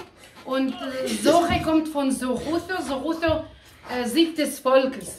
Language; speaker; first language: German; non-native, fluent; Aramaic